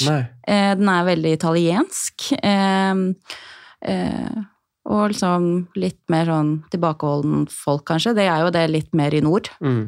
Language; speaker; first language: Norwegian; native; Norwegian